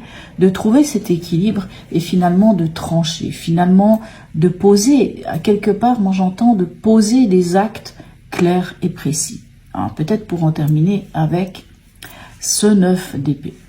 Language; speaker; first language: French; native; French